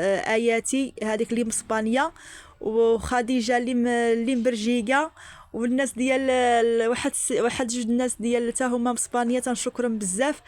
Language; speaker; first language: Arabic; native; Arabic